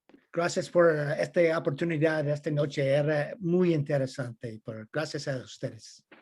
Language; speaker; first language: Spanish; non-native, learner; English